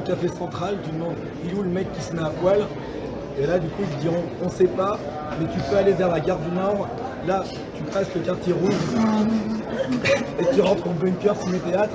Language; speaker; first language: French; native; French